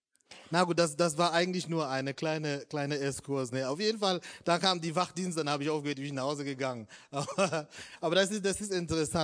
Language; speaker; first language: German; non-native, fluent; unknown